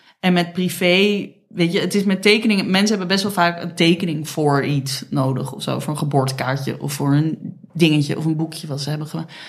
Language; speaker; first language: Dutch; native; Dutch